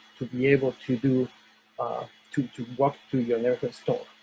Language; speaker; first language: English; non-native, fluent; Spanish